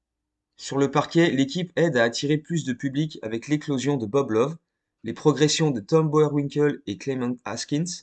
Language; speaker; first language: French; native; French